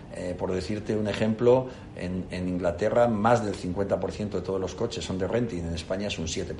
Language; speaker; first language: Spanish; native; Spanish